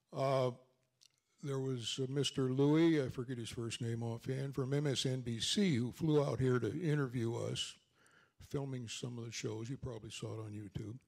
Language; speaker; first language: English; native; English